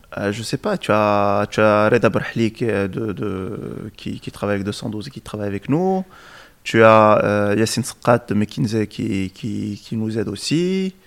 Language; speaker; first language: French; non-native, local second language; Arabic